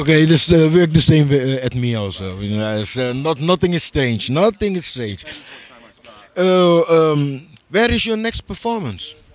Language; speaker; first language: English; non-native, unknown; Dutch